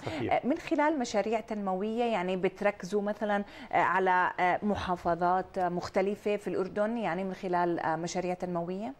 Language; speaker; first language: Arabic; native; Arabic